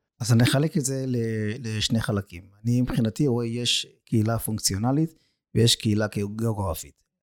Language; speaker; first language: Hebrew; native; Hebrew